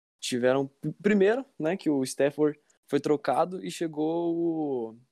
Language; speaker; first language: Portuguese; native; Portuguese